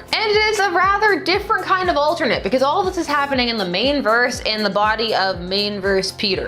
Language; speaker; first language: English; native; English